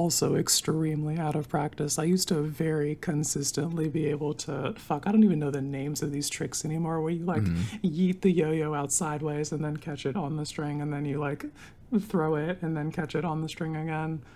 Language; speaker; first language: English; native; English